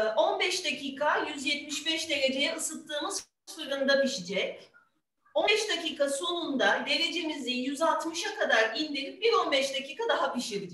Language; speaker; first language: Turkish; native; Turkish